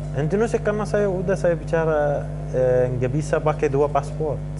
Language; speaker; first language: Indonesian; non-native, learner; Arabic